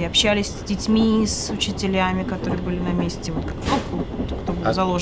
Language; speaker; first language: Russian; native; Russian